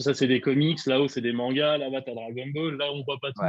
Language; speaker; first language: French; native; French